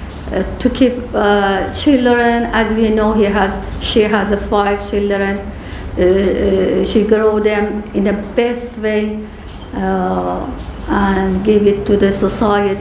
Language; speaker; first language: English; non-native, learner; Persian